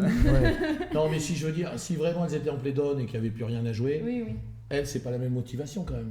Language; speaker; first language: French; native; French